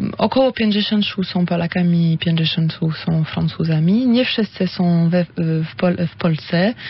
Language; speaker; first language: Polish; non-native, fluent; French